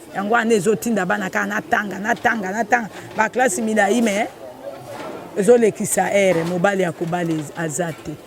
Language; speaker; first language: Lingala; native; Lingala